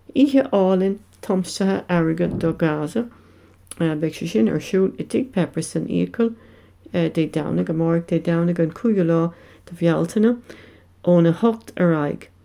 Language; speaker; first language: Irish; non-native, local second language; English